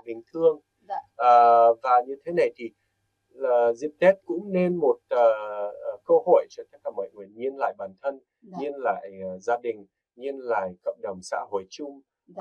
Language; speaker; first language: Vietnamese; non-native, fluent; English